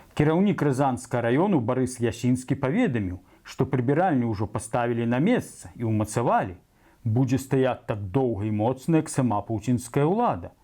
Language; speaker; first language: Belarusian; native; Belarusian